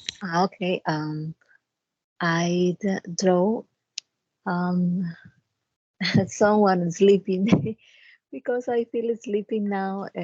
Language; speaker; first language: English; non-native, learner; Spanish